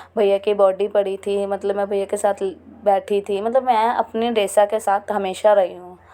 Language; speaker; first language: Hindi; native; Hindi